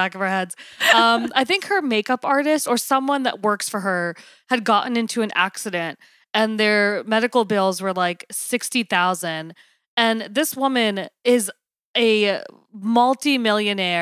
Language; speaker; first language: English; native; English